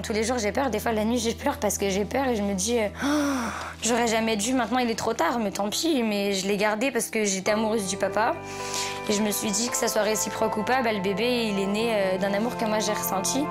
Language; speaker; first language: French; native; French